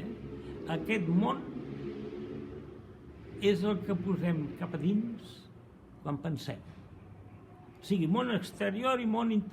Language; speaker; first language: Catalan; non-native, fluent; Portuguese